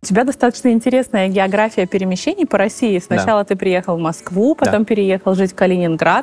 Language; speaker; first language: Russian; native; Russian